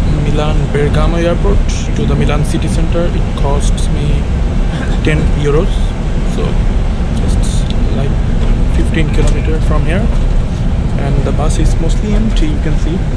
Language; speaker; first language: English; non-native, learner; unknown